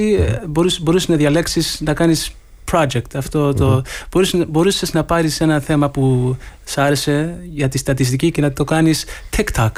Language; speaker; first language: Greek; early bilingual, heritage; Greek